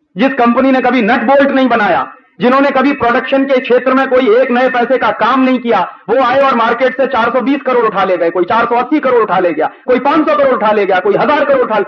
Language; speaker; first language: Hindi; native; Hindi